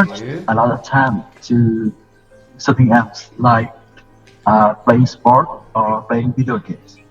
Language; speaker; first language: English; non-native, learner; Vietnamese